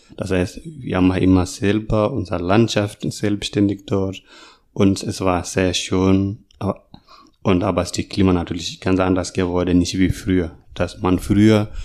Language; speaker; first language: German; non-native, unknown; Swahili